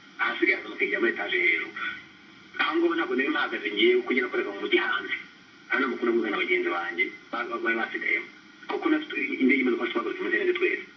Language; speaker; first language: Kinyarwanda; early bilingual, heritage; Kinyarwanda